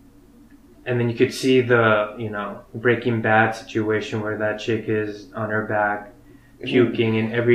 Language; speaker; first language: English; early bilingual, other home language; Spanish